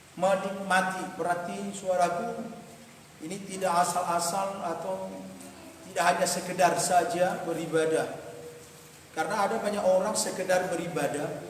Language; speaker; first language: Indonesian; non-native, local second language; Batak Toba